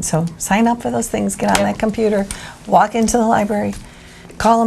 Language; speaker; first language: English; native; English